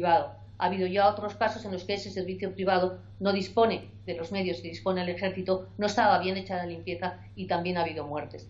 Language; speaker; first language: Spanish; native; Spanish